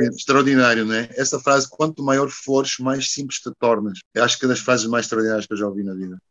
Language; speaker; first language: Portuguese; native; Portuguese